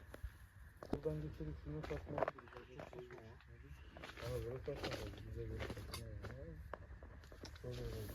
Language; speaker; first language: Turkish; native; Turkish